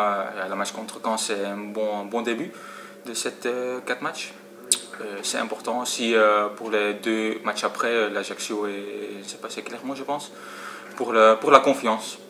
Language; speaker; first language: French; non-native, fluent; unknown